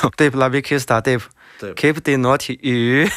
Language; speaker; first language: Lithuanian; non-native, learner; Chinese